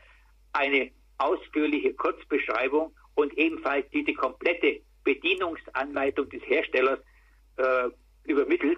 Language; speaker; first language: German; native; German